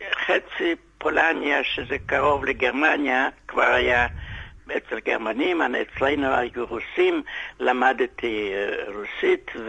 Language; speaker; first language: Hebrew; non-native, fluent; Yiddish